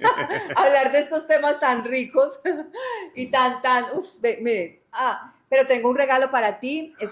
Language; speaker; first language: Spanish; native; Spanish